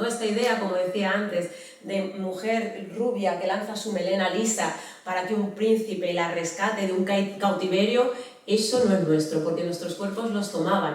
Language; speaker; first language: Spanish; native; Spanish